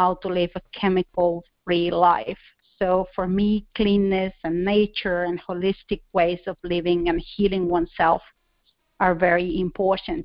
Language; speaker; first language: English; non-native, fluent; Spanish